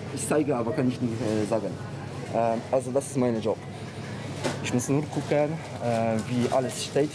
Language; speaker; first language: German; non-native, learner; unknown